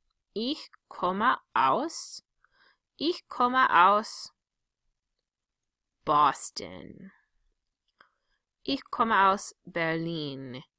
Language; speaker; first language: German; non-native, fluent; English